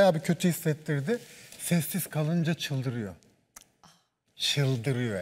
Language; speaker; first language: Turkish; native; Turkish